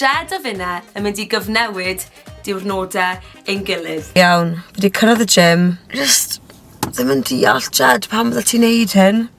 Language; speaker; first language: Welsh; native; Welsh